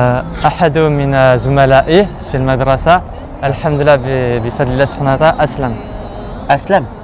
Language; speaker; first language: Arabic; non-native, learner; French